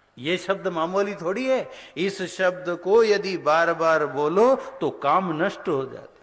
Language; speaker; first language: Hindi; native; Hindi